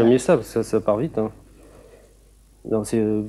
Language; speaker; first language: French; native; French